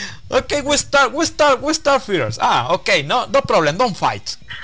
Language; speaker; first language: English; non-native, learner; Spanish